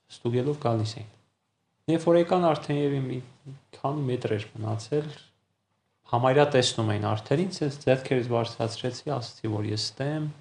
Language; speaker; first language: Armenian; native; Armenian